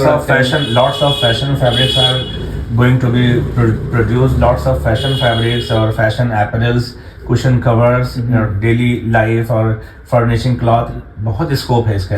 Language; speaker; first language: Hindi; native; Hindi